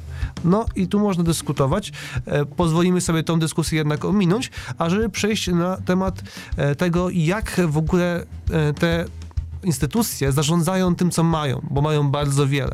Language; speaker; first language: Polish; native; Polish